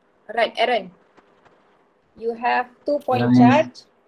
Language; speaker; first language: English; non-native, local second language; Malay